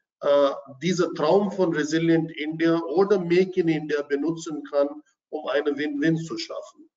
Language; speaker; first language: German; non-native, fluent; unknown